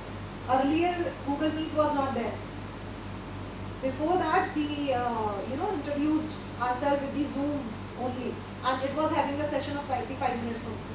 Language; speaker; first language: English; non-native, local second language; Hindi